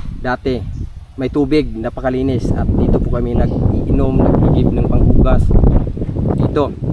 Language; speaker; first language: Filipino; non-native, local second language; Cebuano